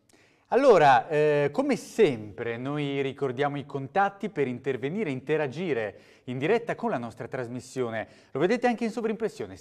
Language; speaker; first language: Italian; native; Italian